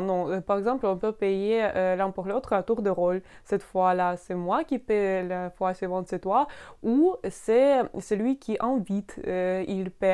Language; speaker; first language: French; non-native, fluent; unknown